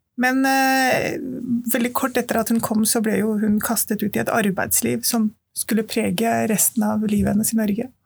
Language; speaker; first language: Norwegian; early bilingual, other home language; Urdu